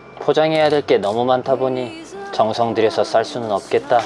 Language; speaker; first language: Korean; native; Korean